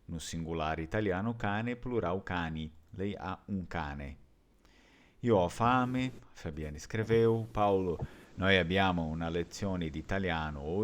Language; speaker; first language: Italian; non-native, fluent; Portuguese